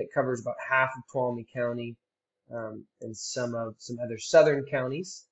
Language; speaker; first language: English; native; English